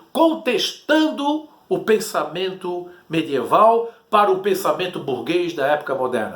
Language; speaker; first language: Portuguese; native; Portuguese